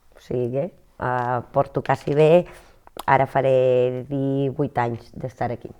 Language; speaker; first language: Catalan; non-native, fluent; Spanish